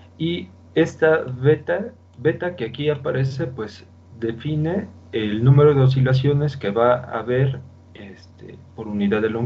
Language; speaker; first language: Spanish; native; Spanish